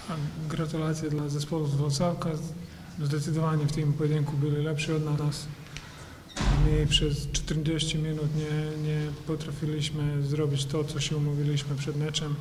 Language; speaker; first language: Polish; native; Polish